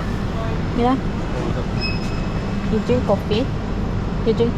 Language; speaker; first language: English; non-native, local second language; Filipino